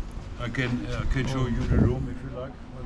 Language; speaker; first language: English; non-native, learner; German